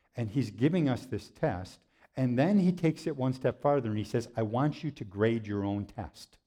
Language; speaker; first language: English; native; English